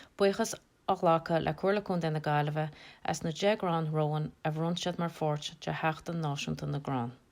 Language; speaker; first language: Irish; native; Irish